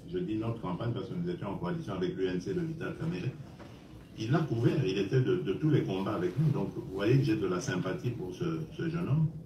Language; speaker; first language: French; non-native, local second language; Luba-Lulua